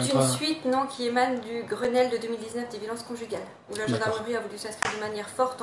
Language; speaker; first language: French; native; French